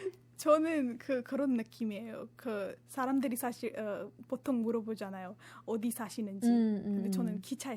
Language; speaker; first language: Korean; non-native, fluent; Marathi